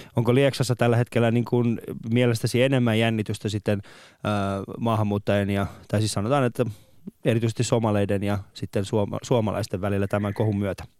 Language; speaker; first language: Finnish; non-native, fluent; Persian